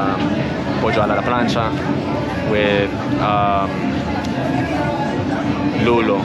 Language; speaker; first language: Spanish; non-native, learner; English